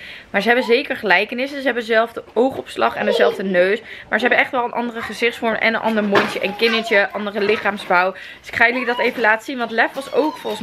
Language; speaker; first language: Dutch; native; Dutch